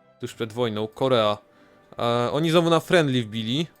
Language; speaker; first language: Polish; native; Polish